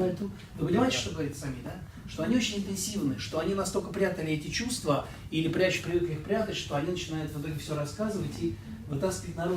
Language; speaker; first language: Russian; non-native, fluent; French